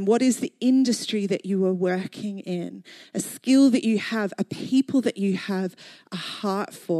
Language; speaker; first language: English; native; English